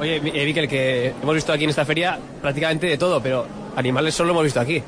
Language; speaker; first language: Spanish; native; Spanish